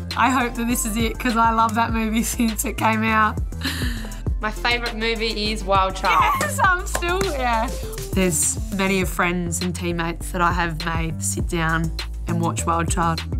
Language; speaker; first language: English; native; English